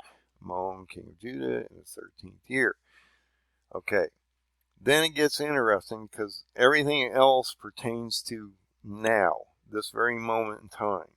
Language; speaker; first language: English; native; English